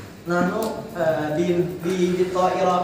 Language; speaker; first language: Arabic; non-native, learner; Indonesian